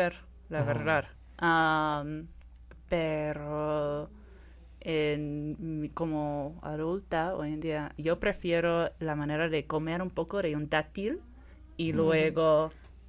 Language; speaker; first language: Spanish; non-native, fluent; Persian